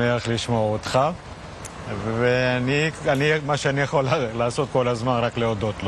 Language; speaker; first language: Hebrew; non-native, fluent; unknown